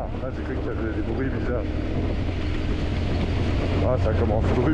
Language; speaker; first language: French; native; French